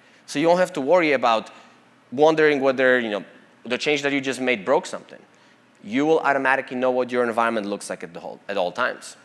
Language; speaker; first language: English; non-native, fluent; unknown